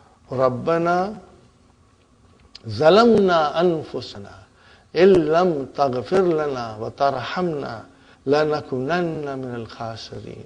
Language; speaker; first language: Arabic; non-native, fluent; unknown